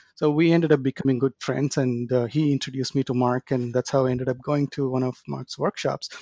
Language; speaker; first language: English; non-native, local second language; Tamil